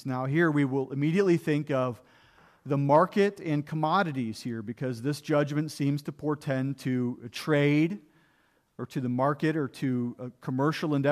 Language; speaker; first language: English; native; English